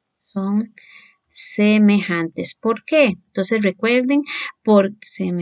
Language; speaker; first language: Spanish; native; Spanish